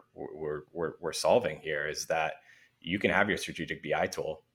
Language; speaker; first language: English; native; English